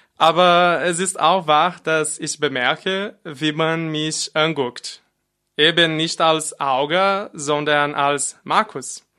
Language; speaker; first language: German; non-native, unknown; Portuguese